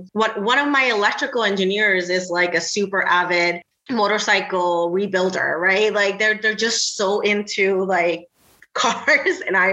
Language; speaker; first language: English; non-native, fluent; Spanish